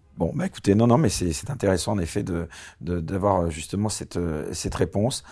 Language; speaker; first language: French; native; French